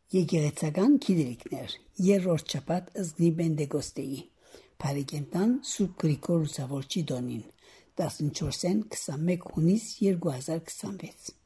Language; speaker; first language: Armenian; native; Armenian